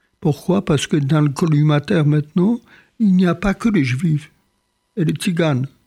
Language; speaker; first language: French; non-native, fluent; Polish